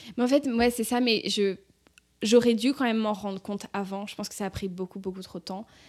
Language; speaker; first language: French; native; French